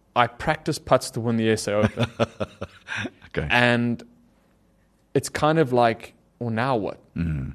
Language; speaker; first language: English; native; English